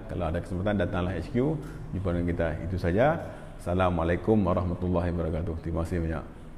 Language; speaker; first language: Malay; native; Malay